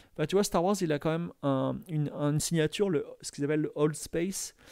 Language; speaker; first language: French; native; French